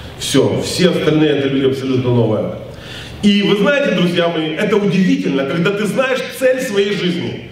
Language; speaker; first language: Russian; native; Russian